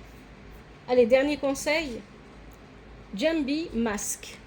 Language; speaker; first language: French; native; French